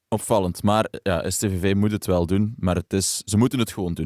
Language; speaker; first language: Dutch; native; Dutch